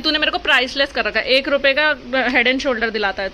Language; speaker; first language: Hindi; native; Hindi